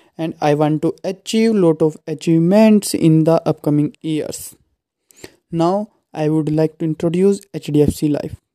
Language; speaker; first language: English; non-native, local second language; Hindi